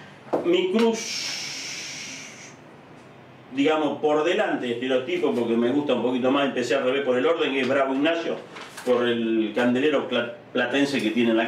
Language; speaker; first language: Spanish; native; Spanish